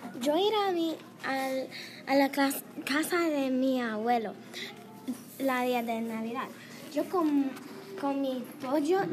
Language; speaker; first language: Spanish; non-native, learner; English